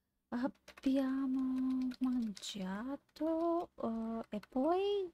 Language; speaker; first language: Italian; non-native, learner; English